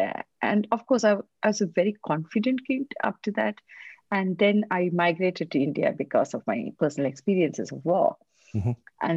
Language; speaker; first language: English; non-native, local second language; Tamil